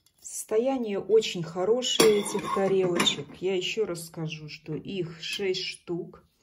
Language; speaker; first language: Russian; native; Russian